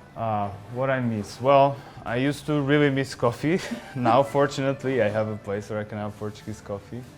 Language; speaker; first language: English; non-native, fluent; Portuguese